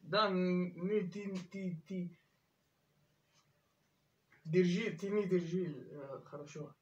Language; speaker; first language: Russian; non-native, learner; Turkish